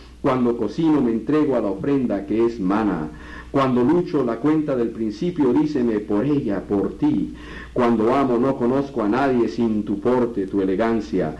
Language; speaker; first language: Spanish; native; Spanish